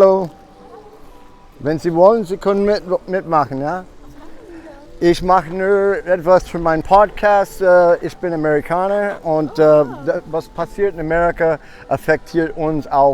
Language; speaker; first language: German; non-native, learner; English